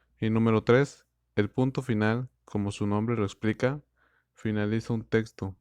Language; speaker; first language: Spanish; native; Spanish